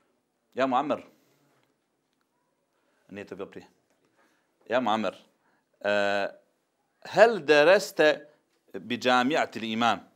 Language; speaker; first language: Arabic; non-native, fluent; Bosnian